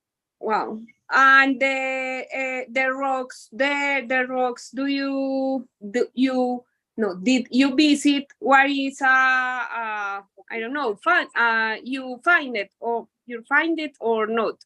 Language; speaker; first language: English; non-native, learner; Spanish